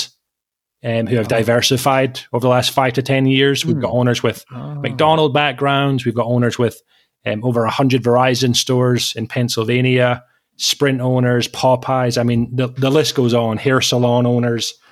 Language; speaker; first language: English; native; English